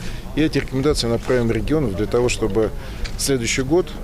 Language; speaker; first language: Russian; native; Russian